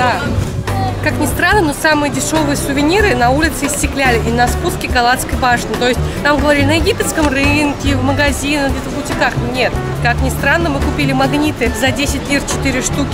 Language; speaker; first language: Russian; native; Russian